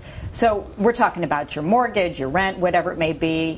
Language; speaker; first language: English; native; English